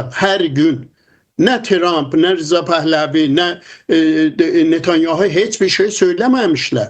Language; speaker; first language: Turkish; non-native, fluent; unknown